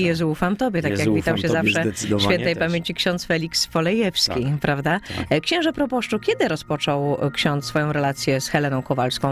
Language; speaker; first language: Polish; native; Polish